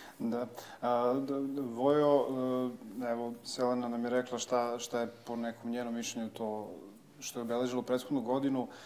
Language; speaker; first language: Serbian; native; Serbian